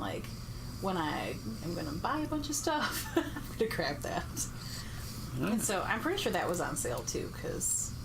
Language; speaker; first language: English; native; English